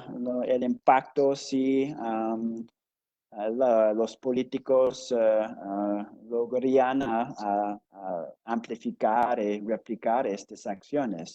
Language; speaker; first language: Spanish; non-native, fluent; English